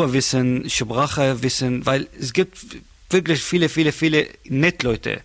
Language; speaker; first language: German; non-native, learner; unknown